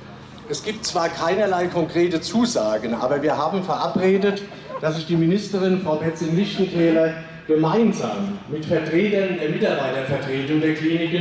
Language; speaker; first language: German; native; German